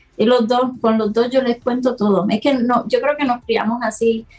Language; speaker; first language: Spanish; native; Spanish